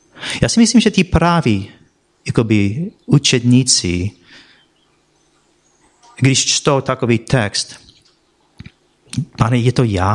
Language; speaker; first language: Czech; non-native, fluent; English